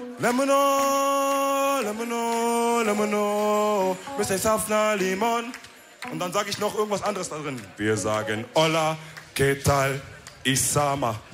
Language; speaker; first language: German; early bilingual, other home language; Wolof